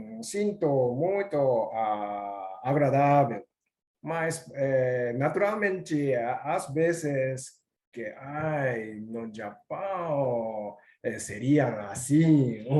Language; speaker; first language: Portuguese; non-native, learner; Japanese